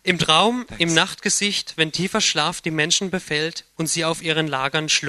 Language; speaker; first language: German; native; German